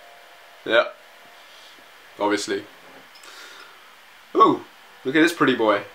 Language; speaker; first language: English; native; English